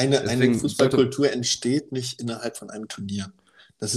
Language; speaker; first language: German; native; German